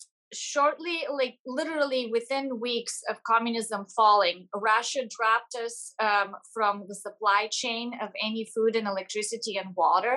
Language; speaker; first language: English; non-native, fluent; Bulgarian